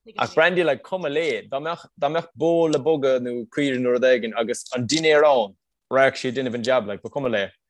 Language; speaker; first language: Irish; native; Irish